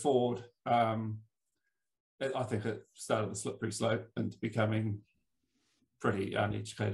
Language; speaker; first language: English; native; English